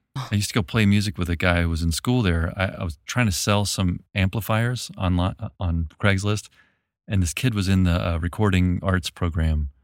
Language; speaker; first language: English; native; English